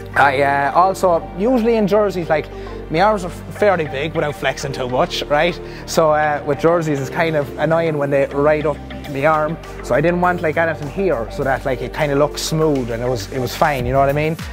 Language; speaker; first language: English; native; English